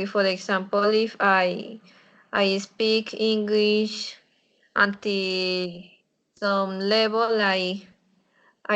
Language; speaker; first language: English; non-native, learner; Spanish